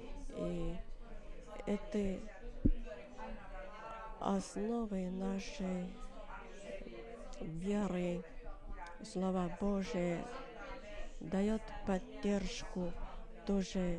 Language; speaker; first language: Russian; non-native, learner; Finnish